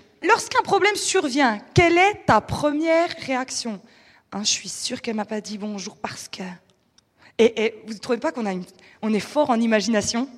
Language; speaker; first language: French; native; French